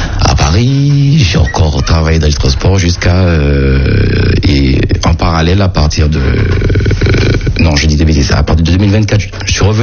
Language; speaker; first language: French; native; French